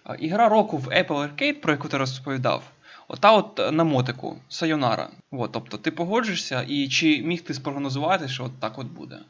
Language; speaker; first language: Ukrainian; native; Ukrainian